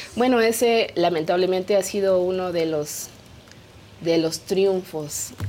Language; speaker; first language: Spanish; non-native, local second language; Kaqchikel